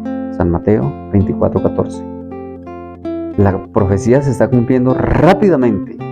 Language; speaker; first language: Spanish; native; Spanish